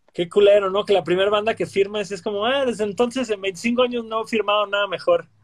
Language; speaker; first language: Spanish; native; Spanish